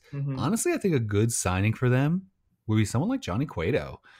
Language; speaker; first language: English; native; English